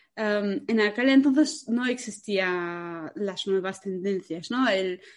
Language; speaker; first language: Spanish; non-native, fluent; German